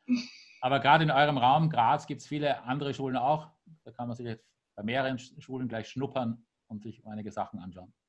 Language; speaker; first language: German; native; German